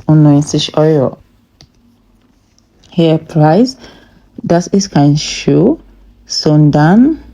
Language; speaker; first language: German; non-native, fluent; English